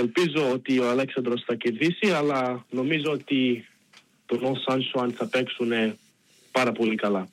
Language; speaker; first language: Greek; early bilingual, heritage; Greek